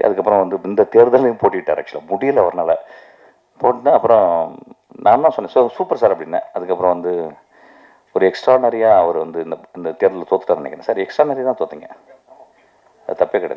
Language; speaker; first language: Tamil; native; Tamil